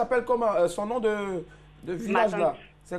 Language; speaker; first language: French; native; French